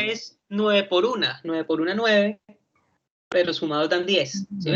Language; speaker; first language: Spanish; native; Spanish